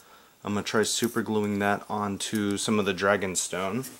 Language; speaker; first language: English; native; English